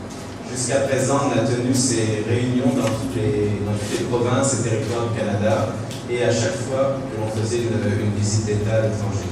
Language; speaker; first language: French; native; French